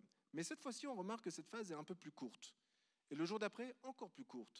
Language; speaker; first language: French; native; French